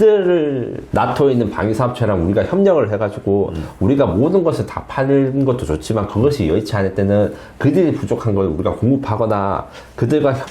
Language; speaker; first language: Korean; native; Korean